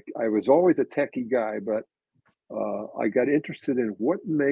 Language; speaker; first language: English; native; English